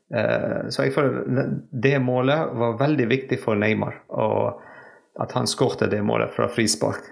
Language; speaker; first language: Norwegian; non-native, fluent; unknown